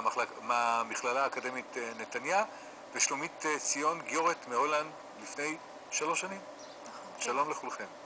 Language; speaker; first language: Hebrew; native; Hebrew